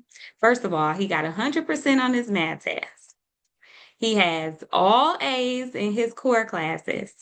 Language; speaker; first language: English; native; English